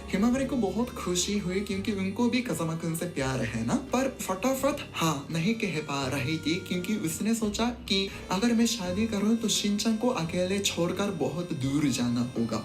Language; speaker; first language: Hindi; non-native, fluent; Japanese